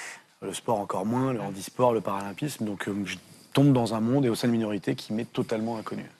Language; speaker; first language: French; native; French